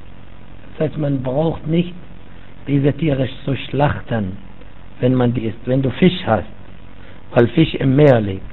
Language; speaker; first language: German; non-native, fluent; Arabic